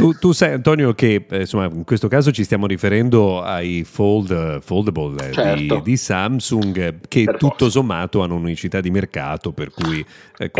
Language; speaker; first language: Italian; native; Italian